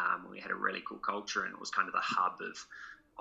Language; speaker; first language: English; native; English